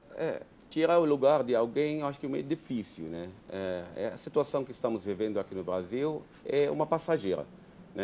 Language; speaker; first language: Portuguese; non-native, fluent; Arabic